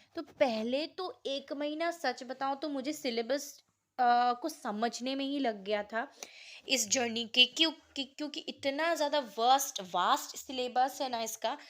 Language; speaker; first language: Hindi; non-native, local second language; Assamese